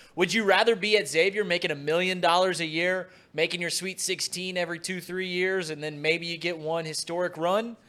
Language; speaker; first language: English; native; English